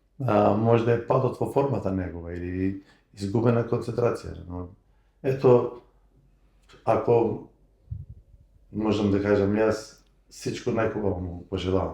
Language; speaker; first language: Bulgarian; non-native, learner; Macedonian